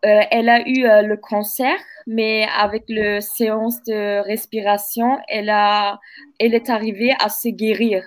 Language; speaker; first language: French; non-native, fluent; Turkish